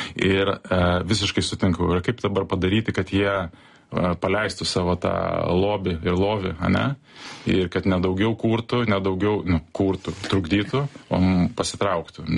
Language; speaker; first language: Lithuanian; early bilingual, heritage; Lithuanian